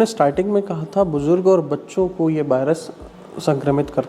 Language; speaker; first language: Hindi; native; Hindi